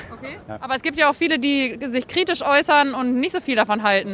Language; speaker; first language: German; native; German